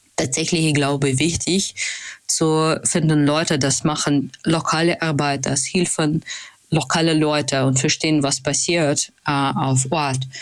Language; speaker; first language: German; non-native, fluent; Russian